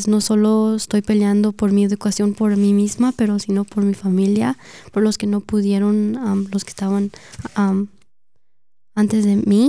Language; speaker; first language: Spanish; early bilingual, heritage; Spanish